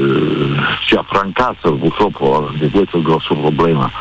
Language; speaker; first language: Italian; native; Italian